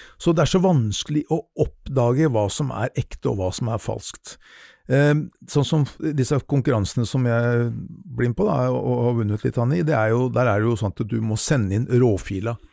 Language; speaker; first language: Norwegian; native; Norwegian